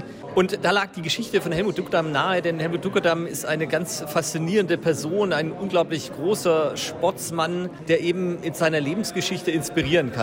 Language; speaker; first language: German; native; German